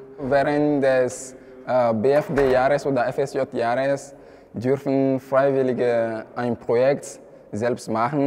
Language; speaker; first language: German; non-native, fluent; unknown